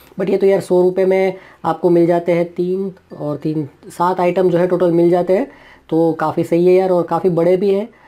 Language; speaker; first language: Hindi; non-native, local second language; Gujarati